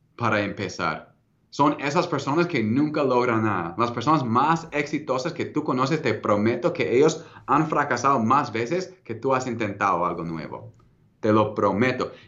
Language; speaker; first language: Spanish; non-native, fluent; English